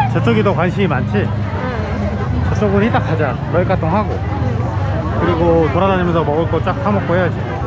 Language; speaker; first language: Korean; native; Korean